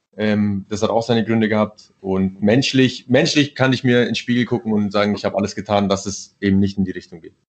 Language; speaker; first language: German; early bilingual, other home language; Italian